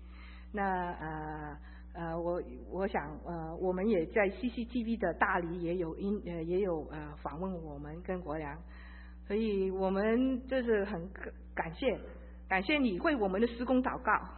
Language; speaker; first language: Chinese; early bilingual, heritage; Chinese